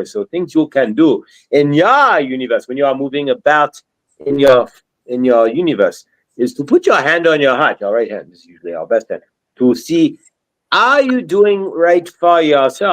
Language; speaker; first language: English; native; English